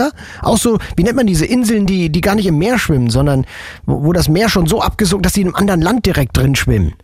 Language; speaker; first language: German; native; German